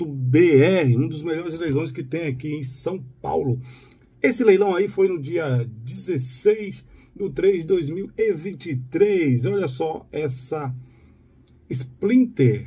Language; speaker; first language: Portuguese; native; Portuguese